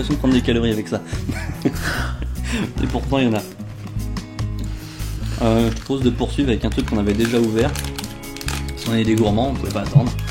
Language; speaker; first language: French; native; French